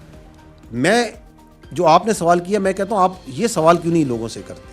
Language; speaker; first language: Urdu; native; Urdu